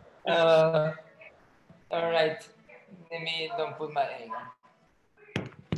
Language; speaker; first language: English; non-native, fluent; Spanish